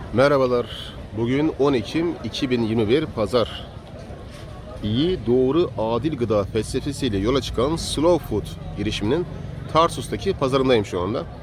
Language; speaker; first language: Turkish; native; Turkish